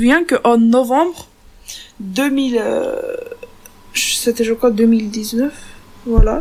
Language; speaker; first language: French; non-native, learner; Turkish